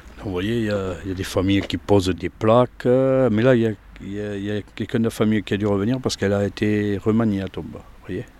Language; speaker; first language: French; native; French